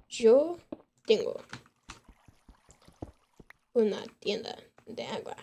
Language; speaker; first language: Spanish; non-native, learner; English